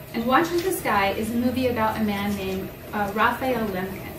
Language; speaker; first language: English; native; English